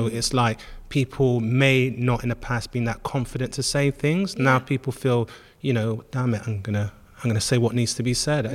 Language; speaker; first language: English; native; English